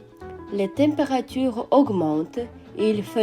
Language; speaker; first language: French; non-native, fluent; Russian